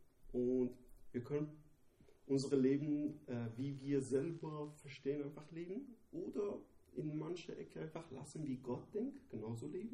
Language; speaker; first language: German; non-native, learner; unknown